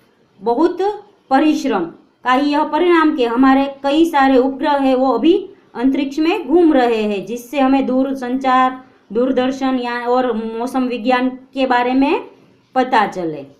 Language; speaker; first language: Hindi; non-native, local second language; Gujarati